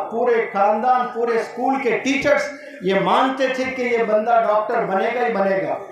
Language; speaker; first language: Urdu; native; Urdu